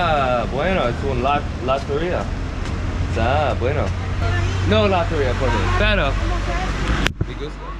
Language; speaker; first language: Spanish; non-native, learner; English